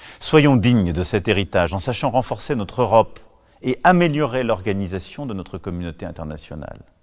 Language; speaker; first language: French; native; French